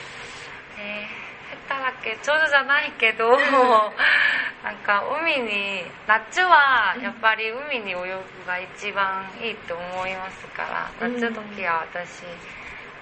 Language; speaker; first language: Japanese; non-native, learner; Korean